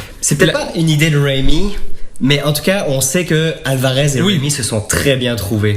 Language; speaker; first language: French; native; French